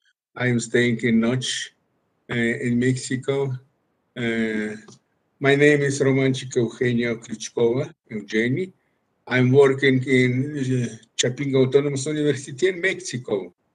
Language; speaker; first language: English; non-native, learner; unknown